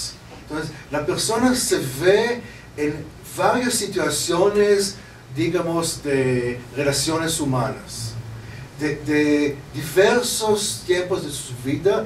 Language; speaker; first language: Spanish; non-native, learner; Hebrew